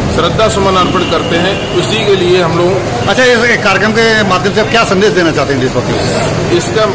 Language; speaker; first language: Hindi; native; Hindi